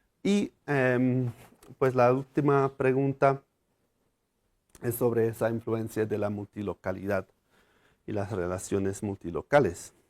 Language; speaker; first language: Spanish; non-native, fluent; English